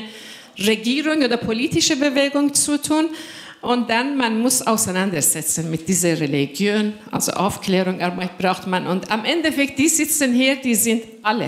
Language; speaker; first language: German; non-native, fluent; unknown